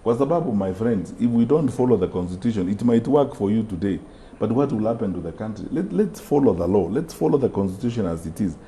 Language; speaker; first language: English; non-native, local second language; Gusii